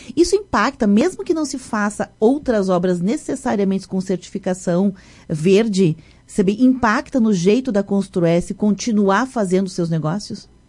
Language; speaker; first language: Portuguese; native; Portuguese